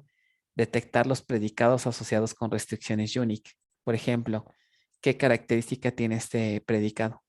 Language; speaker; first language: Spanish; native; Spanish